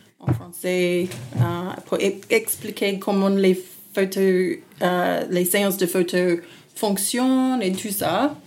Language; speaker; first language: French; non-native, learner; English